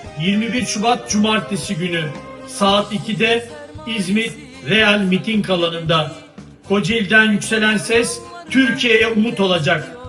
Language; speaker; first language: Turkish; native; Turkish